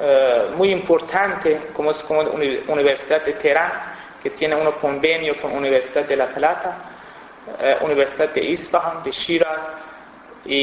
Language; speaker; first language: Spanish; non-native, fluent; Persian